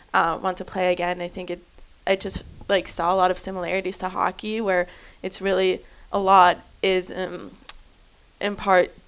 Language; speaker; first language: English; non-native, fluent; German